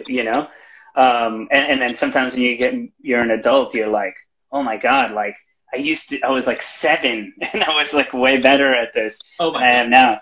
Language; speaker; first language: English; native; English